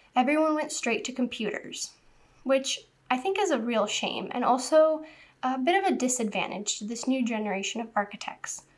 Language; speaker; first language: English; native; English